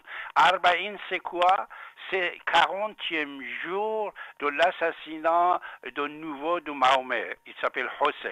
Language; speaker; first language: French; non-native, fluent; Persian